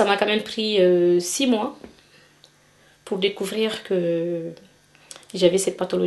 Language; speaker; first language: French; non-native, local second language; Wolof